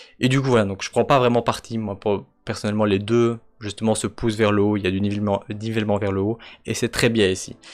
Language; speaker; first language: French; native; French